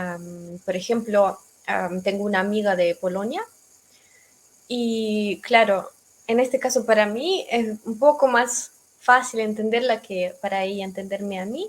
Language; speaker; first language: Spanish; non-native, fluent; Russian